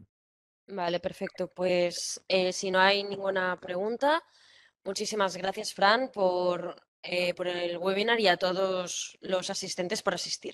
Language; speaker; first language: Spanish; native; Spanish